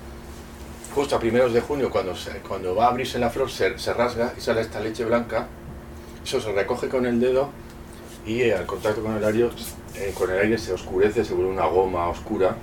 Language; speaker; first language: Spanish; native; Spanish